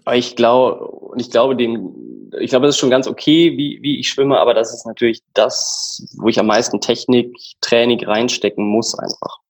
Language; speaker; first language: German; native; German